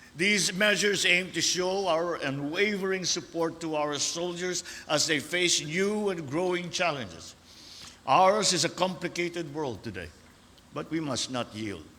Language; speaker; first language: English; non-native, local second language; Filipino